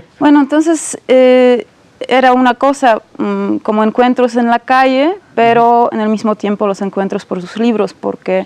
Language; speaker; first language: Spanish; non-native, fluent; Polish